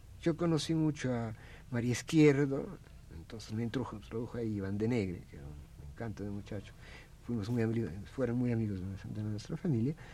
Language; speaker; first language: Spanish; non-native, fluent; Russian